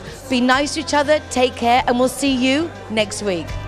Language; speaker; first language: English; native; English